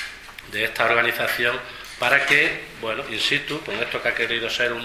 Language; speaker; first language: Spanish; native; Spanish